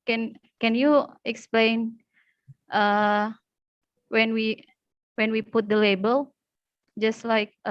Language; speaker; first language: English; non-native, learner; Indonesian